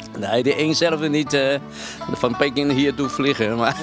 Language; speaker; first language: Dutch; non-native, learner; Cantonese